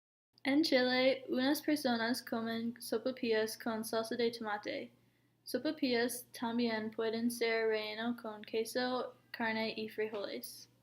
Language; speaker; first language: Spanish; non-native, learner; English